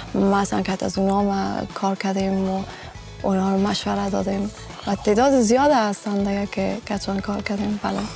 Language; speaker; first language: Persian; native; Persian